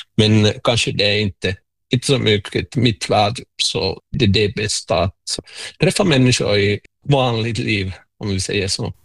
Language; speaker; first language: Swedish; non-native, local second language; Finnish